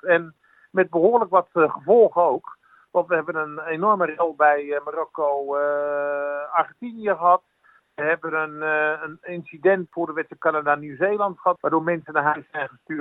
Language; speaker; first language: Dutch; native; Dutch